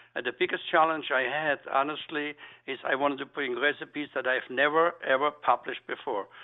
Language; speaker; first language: English; non-native, fluent; German